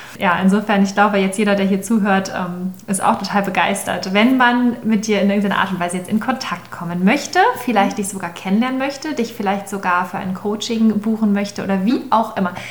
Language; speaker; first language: German; native; German